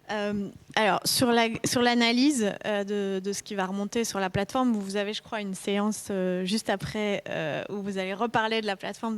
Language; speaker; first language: French; native; French